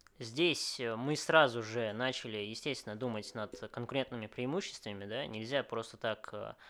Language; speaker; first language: Russian; early bilingual, other home language; Vietnamese